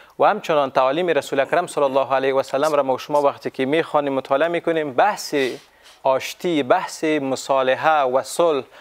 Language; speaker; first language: Persian; native; Persian